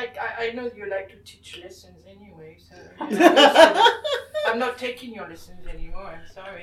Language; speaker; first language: English; non-native, fluent; French